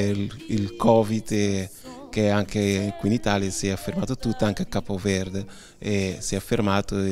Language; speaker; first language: Italian; non-native, fluent; Kabuverdianu